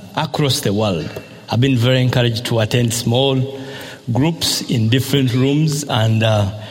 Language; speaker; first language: English; non-native, local second language; Ganda